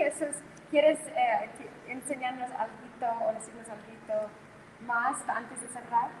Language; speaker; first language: Spanish; non-native, fluent; English